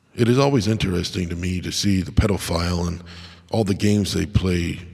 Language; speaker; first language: English; native; English